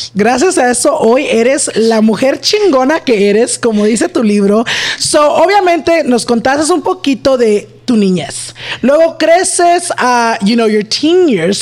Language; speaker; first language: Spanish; early bilingual, heritage; Spanish